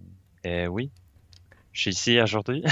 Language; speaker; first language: French; non-native, learner; Swedish